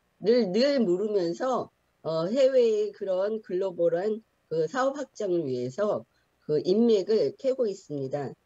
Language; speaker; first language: Korean; native; Korean